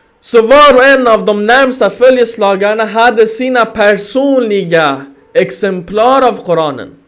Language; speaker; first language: Swedish; early bilingual, other home language; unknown